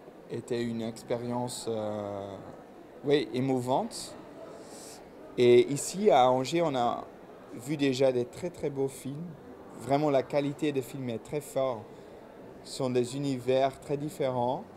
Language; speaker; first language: French; non-native, local second language; Dutch